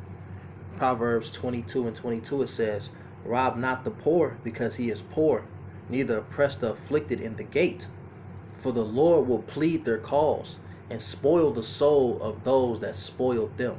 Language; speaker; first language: English; native; English